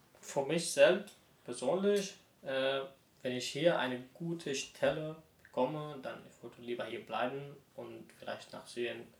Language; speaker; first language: German; non-native, learner; Arabic